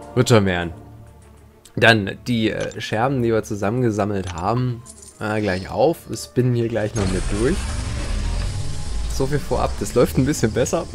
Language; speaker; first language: German; native; German